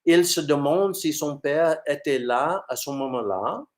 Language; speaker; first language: French; non-native, fluent; English